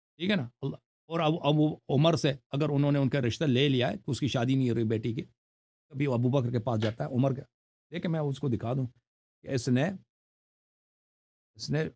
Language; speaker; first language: Urdu; non-native, fluent; Persian